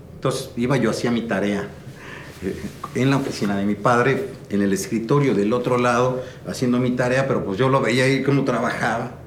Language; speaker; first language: Spanish; native; Spanish